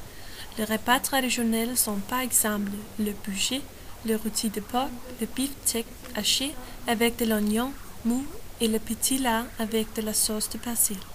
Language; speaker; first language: French; non-native, learner; Danish